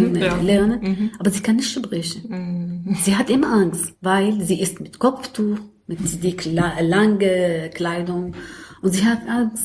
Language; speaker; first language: German; non-native, learner; Arabic